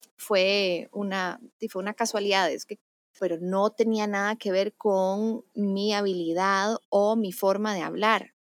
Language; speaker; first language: Spanish; native; Spanish